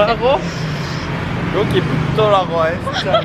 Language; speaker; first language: Korean; non-native, learner; Japanese